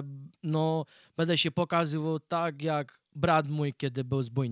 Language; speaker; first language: Polish; early bilingual, heritage; Polish